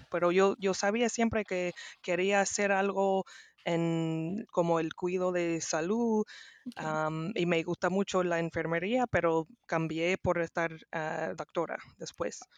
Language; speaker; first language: Spanish; non-native, learner; English